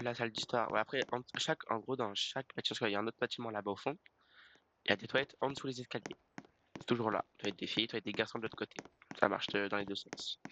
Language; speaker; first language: French; native; French